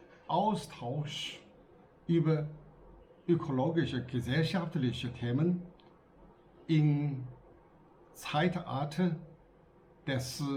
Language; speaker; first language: German; non-native, learner; Chinese